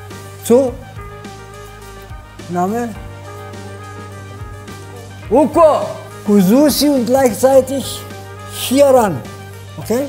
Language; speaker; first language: German; non-native, fluent; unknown